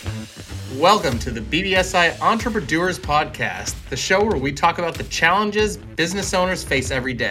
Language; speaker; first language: English; native; English